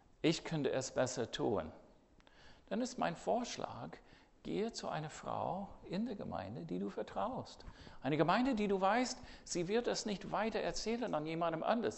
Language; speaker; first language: German; non-native, fluent; English